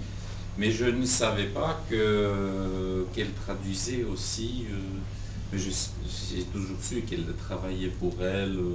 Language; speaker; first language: French; non-native, fluent; Georgian